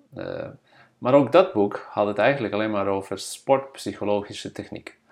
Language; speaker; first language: Dutch; non-native, fluent; Bosnian